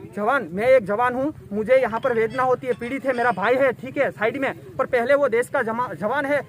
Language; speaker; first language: Hindi; non-native, local second language; Gujarati